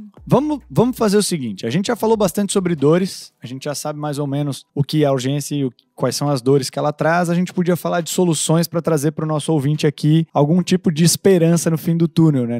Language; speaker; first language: Portuguese; native; Portuguese